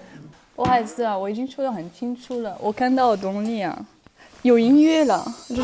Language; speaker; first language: Chinese; non-native, fluent; French